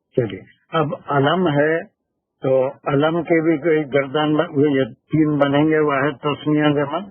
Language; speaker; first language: Urdu; native; Urdu